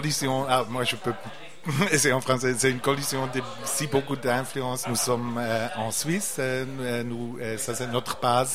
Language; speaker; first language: French; non-native, learner; Portuguese